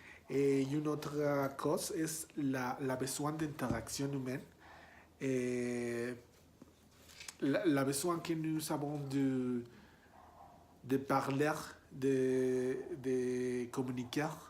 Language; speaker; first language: French; non-native, learner; Spanish